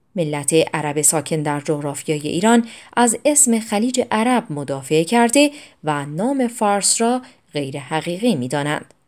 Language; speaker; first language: Persian; non-native, local second language; Azerbaijani